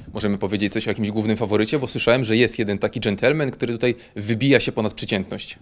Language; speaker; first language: Polish; native; Polish